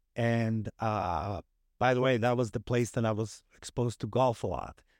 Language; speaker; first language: English; early bilingual, other home language; Hebrew